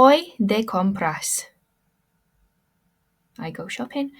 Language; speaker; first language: Spanish; non-native, fluent; English